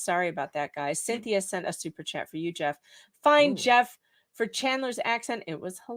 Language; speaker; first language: English; native; English